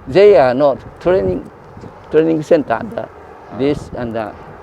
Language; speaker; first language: English; non-native, learner; Japanese